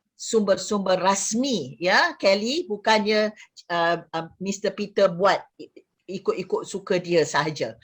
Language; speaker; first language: Malay; native; Malay